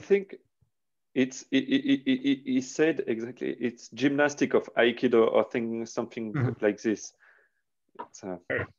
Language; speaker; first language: English; non-native, learner; French